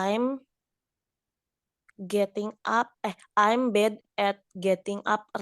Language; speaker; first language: English; non-native, learner; Indonesian